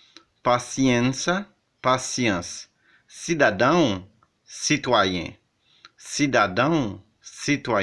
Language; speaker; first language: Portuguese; non-native, fluent; Haitian Creole